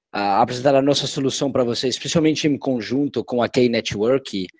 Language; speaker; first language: Portuguese; non-native, fluent; English